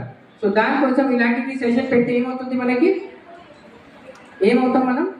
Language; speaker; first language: Telugu; non-native, local second language; Urdu